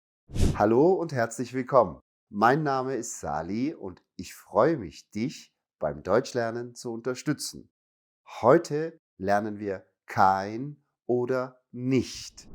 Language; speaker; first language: German; non-native, fluent; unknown